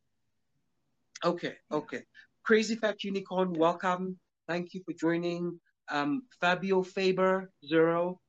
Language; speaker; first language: English; non-native, local second language; Zulu